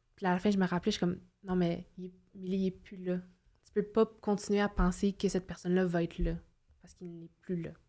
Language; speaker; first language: French; native; French